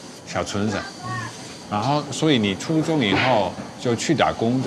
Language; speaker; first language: Chinese; non-native, fluent; Dutch